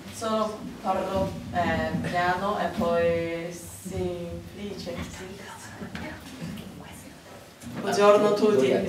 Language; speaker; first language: Italian; non-native, learner; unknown